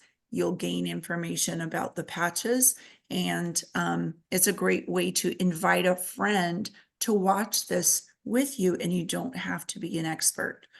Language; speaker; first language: English; native; English